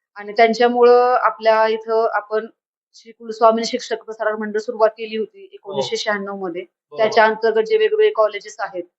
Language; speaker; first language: Marathi; native; Marathi